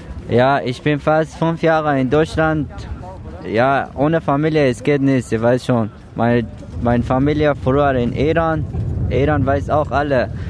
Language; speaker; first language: German; non-native, learner; Persian